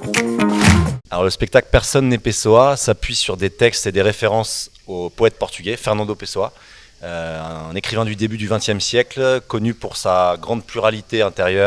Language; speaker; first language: French; native; French